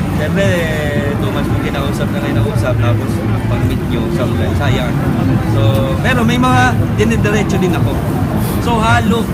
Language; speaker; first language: Filipino; non-native, local second language; Bikol